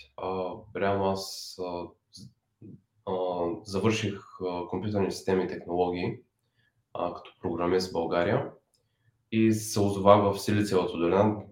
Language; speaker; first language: Bulgarian; native; Bulgarian